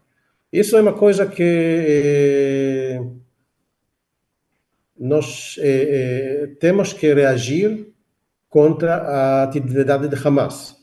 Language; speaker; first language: Portuguese; non-native, fluent; Hebrew